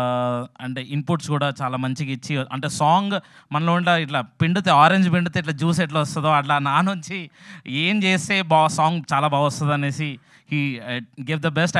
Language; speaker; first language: Telugu; native; Telugu